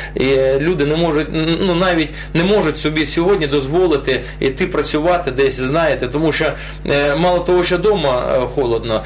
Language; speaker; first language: Ukrainian; non-native, local second language; Russian